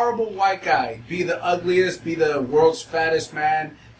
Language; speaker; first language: English; native; English